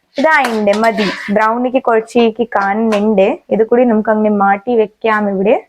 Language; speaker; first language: Malayalam; non-native, learner; Kannada